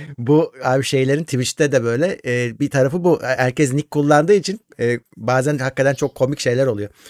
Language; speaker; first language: Turkish; native; Turkish